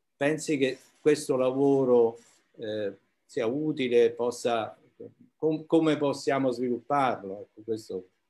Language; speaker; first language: Italian; native; Italian